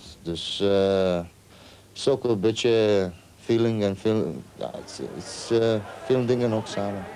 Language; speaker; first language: Dutch; non-native, learner; Croatian